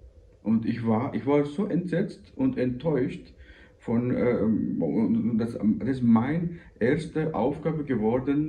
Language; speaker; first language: German; non-native, fluent; Georgian